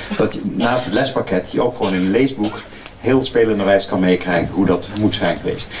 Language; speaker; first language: Dutch; native; Dutch